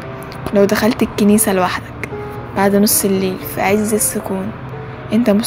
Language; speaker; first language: Arabic; native; Arabic